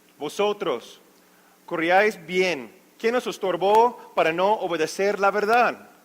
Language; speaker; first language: Spanish; non-native, fluent; English